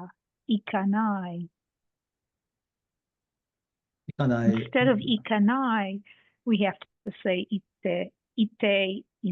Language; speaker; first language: Japanese; non-native, learner; English